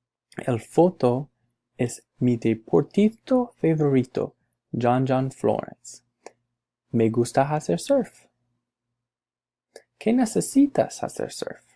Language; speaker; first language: Spanish; non-native, learner; English